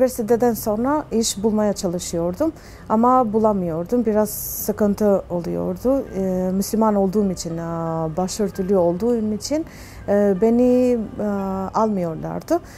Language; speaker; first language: Turkish; non-native, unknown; Albanian